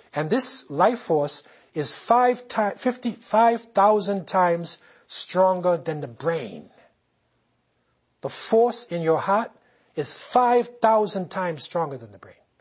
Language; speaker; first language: English; native; English